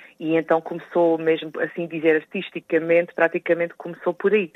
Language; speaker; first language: Portuguese; native; Portuguese